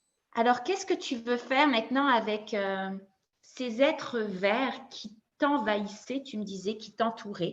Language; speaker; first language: French; native; French